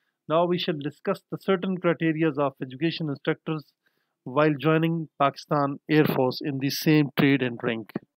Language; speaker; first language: English; non-native, local second language; Urdu